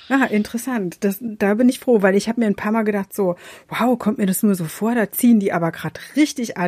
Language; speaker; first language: German; native; German